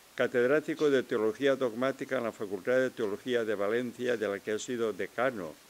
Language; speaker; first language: Spanish; native; Spanish